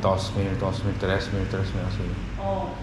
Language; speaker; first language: Spanish; non-native, learner; Korean